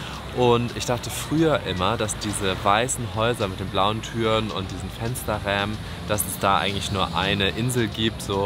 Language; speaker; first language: German; native; German